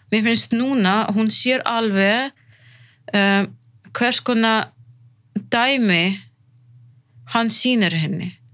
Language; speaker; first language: Icelandic; non-native, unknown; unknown